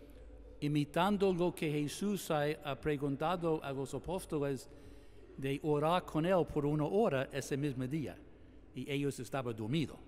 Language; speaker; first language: Spanish; non-native, fluent; English